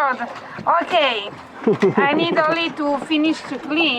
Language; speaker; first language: English; non-native, learner; Spanish